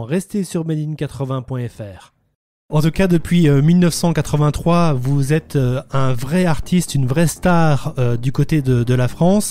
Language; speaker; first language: French; native; French